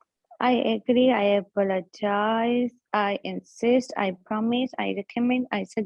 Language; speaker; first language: English; non-native, learner; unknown